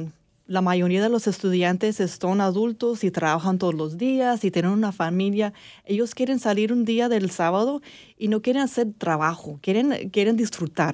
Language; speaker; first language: Spanish; early bilingual, heritage; English